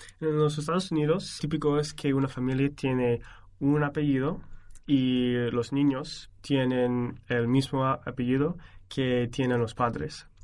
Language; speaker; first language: Spanish; non-native, fluent; English